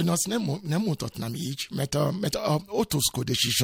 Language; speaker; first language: Hungarian; non-native, fluent; Yoruba